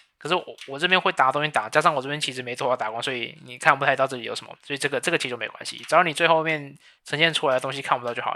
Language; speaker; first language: Chinese; native; Chinese